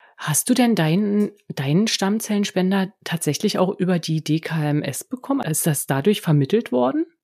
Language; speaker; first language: German; native; German